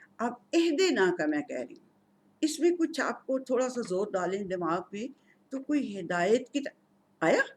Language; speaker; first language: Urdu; non-native, local second language; Punjabi